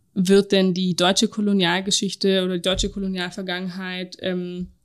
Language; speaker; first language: German; native; German